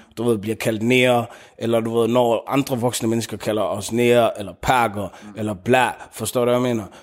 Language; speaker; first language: Danish; early bilingual, other home language; Tigrinya